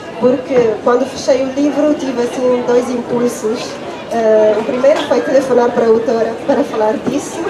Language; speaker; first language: Portuguese; non-native, fluent; Italian